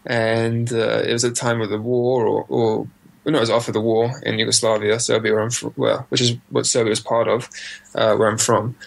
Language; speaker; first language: English; native; English